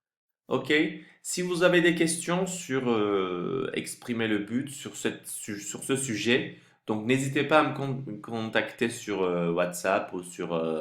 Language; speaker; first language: French; non-native, fluent; Turkish